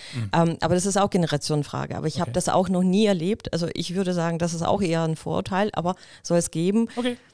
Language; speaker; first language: German; non-native, fluent; Russian